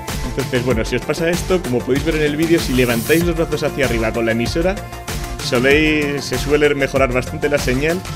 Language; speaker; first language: Spanish; native; Spanish